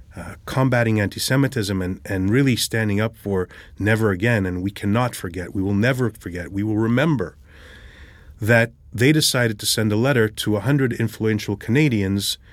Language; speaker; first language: English; early bilingual, other home language; Hebrew